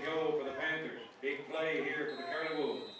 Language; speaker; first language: English; native; English